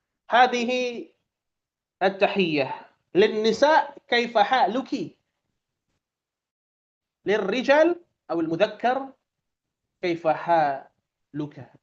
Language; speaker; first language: Arabic; non-native, fluent; Indonesian